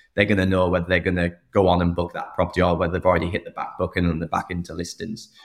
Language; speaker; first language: English; native; English